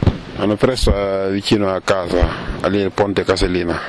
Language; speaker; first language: Italian; non-native, learner; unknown